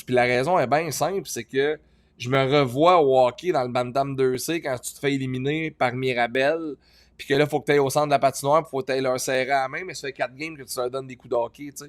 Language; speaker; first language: French; native; French